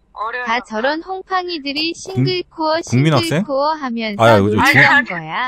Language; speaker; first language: Korean; native; Korean